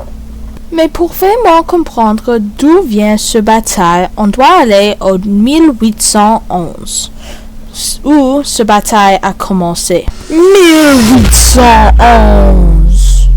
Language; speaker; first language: French; non-native, learner; English